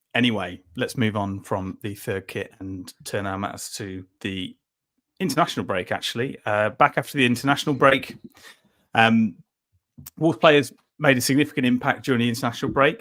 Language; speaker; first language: English; native; English